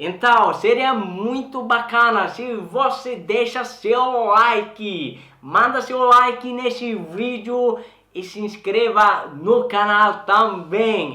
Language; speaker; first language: Portuguese; non-native, learner; Swedish